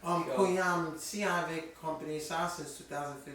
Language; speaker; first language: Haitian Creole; early bilingual, heritage; English